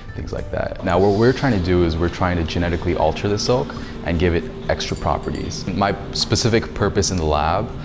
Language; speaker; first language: English; native; English